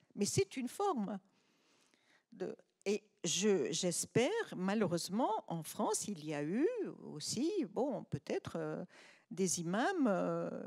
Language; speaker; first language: French; non-native, local second language; Arabic